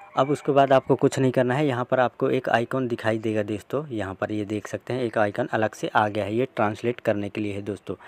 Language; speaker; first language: Hindi; native; Hindi